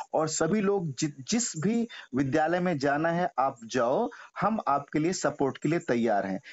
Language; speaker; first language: Hindi; native; Hindi